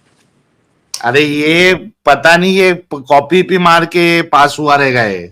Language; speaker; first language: Hindi; native; Hindi